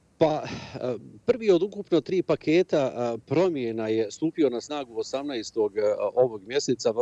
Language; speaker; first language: Croatian; native; Croatian